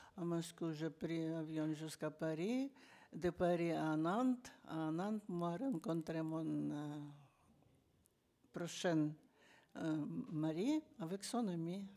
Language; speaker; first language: French; non-native, learner; Russian